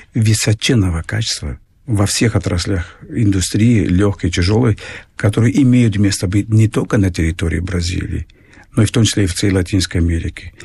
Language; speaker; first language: Russian; non-native, fluent; Portuguese